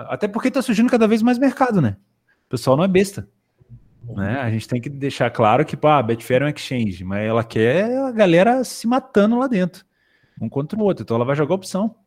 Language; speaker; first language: Portuguese; native; Portuguese